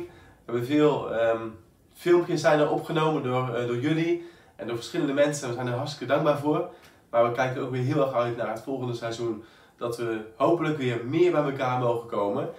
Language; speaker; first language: Dutch; native; Dutch